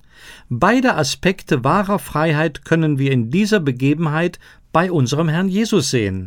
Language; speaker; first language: German; native; German